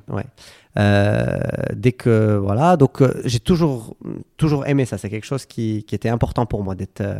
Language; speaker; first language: French; non-native, local second language; Arabic